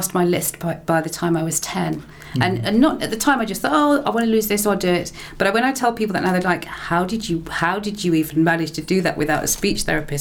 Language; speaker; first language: English; native; English